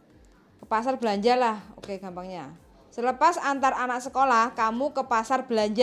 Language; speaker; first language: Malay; non-native, local second language; Javanese